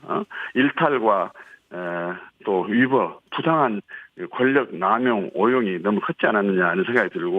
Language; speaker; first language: Korean; native; Korean